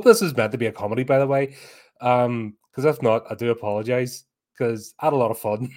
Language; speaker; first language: English; native; English